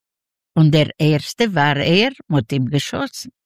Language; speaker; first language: German; non-native, learner; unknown